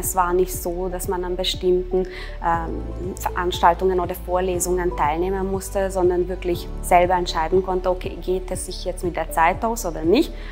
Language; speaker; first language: German; non-native, fluent; Hungarian